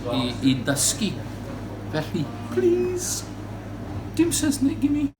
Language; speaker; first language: Welsh; non-native, learner; English